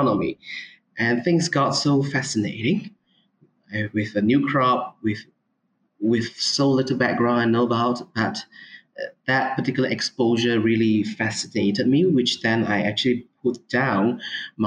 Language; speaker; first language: English; non-native, local second language; Cantonese